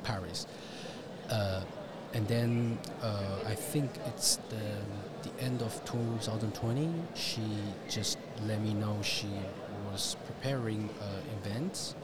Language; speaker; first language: English; non-native, fluent; Chinese